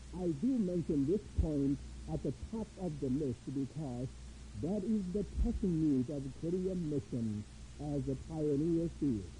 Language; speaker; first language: English; non-native, fluent; Korean